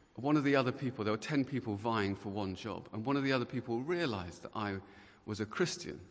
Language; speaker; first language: English; native; English